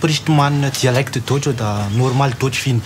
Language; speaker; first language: German; non-native, learner; Malagasy